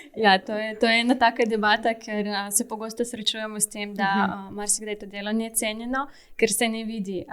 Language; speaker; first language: Slovenian; non-native, fluent; Russian